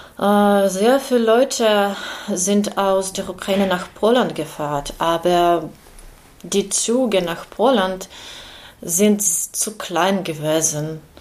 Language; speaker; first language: German; non-native, learner; Ukrainian